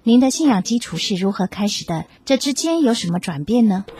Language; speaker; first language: Chinese; native; Chinese